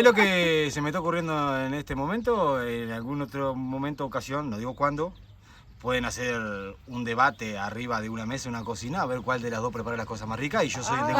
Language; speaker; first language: Spanish; native; Spanish